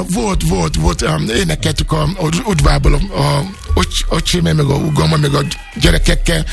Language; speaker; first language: Hungarian; non-native, learner; Yoruba